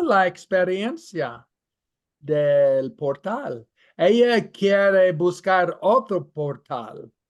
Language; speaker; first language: Spanish; non-native, fluent; English